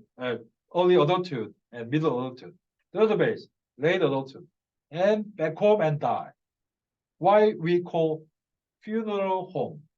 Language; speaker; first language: English; non-native, fluent; Korean